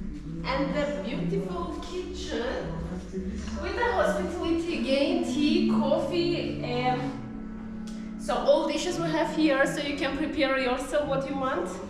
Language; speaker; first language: English; non-native, learner; Armenian